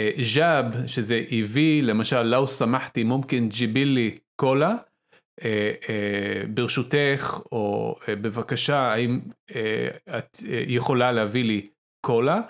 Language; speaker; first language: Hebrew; non-native, local second language; Arabic